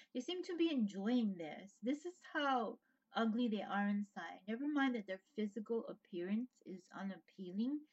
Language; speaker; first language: English; native; English